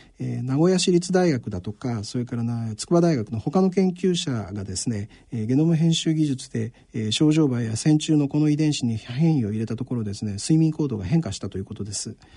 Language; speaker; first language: Japanese; native; Japanese